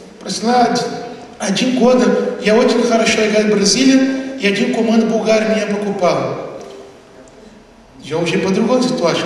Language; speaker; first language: Russian; non-native, learner; Portuguese